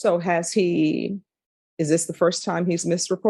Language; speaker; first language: English; native; English